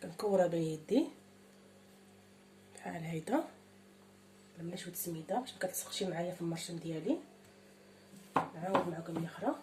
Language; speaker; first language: Arabic; native; Arabic